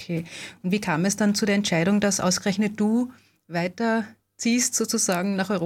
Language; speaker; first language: German; native; German